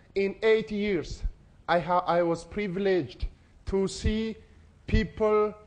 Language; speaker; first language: English; non-native, fluent; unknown